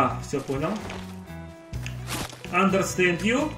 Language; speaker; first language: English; non-native, learner; Russian